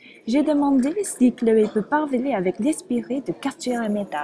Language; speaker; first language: French; non-native, learner; English